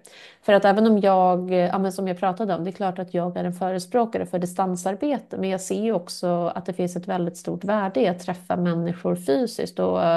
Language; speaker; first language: Swedish; native; Swedish